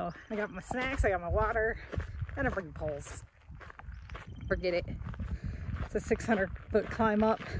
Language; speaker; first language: English; native; English